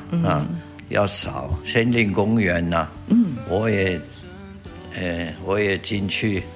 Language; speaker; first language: Chinese; non-native, fluent; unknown